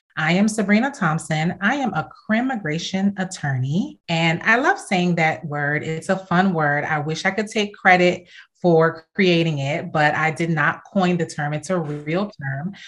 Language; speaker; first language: English; native; English